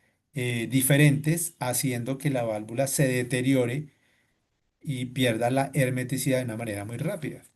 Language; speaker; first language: Spanish; native; Spanish